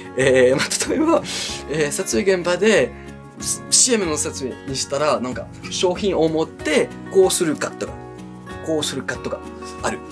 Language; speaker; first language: Japanese; non-native, fluent; French